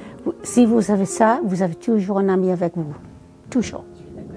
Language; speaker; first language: French; non-native, fluent; English